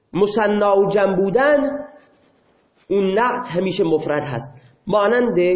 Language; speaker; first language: Persian; non-native, local second language; Baluchi